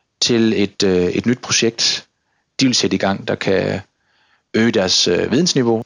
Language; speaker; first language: Danish; native; Danish